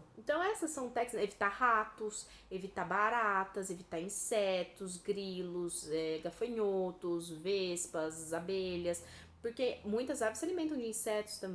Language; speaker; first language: Portuguese; native; Portuguese